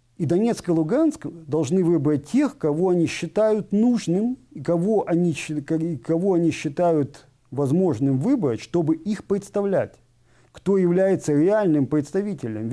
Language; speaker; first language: Russian; native; Russian